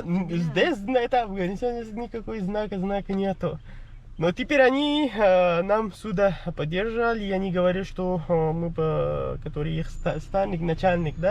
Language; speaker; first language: Russian; non-native, learner; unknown